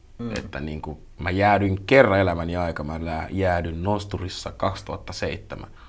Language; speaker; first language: Finnish; early bilingual, other home language; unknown